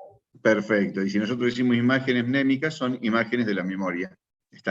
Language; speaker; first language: Spanish; native; Spanish